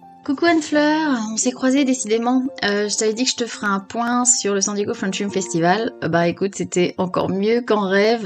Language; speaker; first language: French; native; French